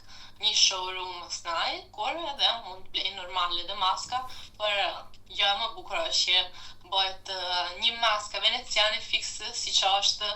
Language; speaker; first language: Albanian; non-native, fluent; Italian